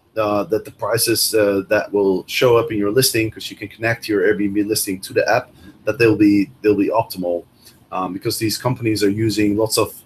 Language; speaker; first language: English; non-native, fluent; Dutch